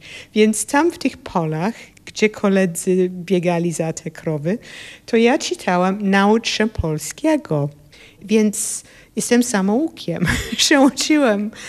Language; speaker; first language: Polish; non-native, fluent; English